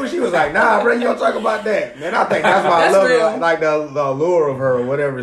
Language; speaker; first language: English; native; English